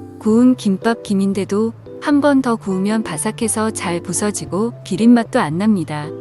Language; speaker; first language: Korean; native; Korean